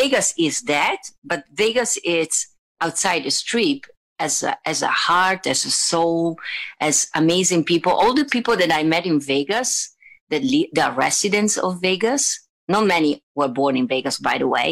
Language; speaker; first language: English; non-native, fluent; Italian